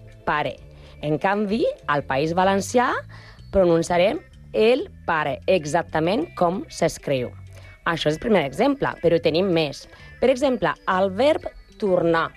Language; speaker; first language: Catalan; non-native, learner; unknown